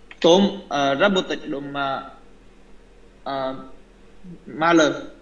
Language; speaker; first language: Russian; non-native, learner; Vietnamese